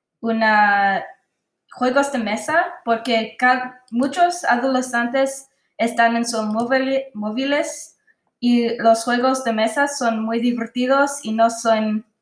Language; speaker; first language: Spanish; non-native, learner; English